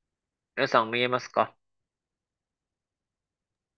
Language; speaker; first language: Japanese; non-native, fluent; Filipino